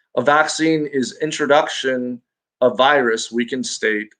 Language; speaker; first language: English; non-native, local second language; Filipino